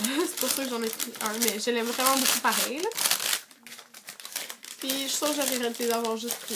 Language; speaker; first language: French; native; French